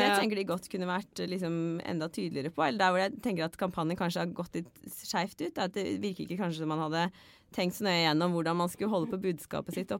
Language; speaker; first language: Norwegian; native; Norwegian